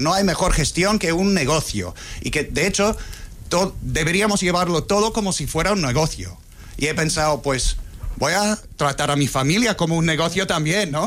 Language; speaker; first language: Spanish; non-native, fluent; English